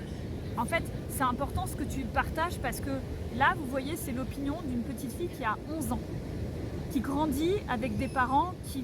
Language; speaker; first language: French; native; French